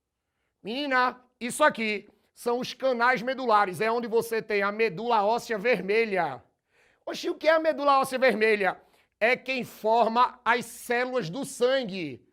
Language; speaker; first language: Portuguese; native; Portuguese